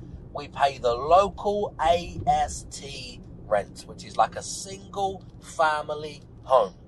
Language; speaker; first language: English; native; English